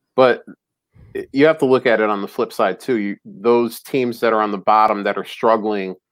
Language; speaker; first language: English; native; English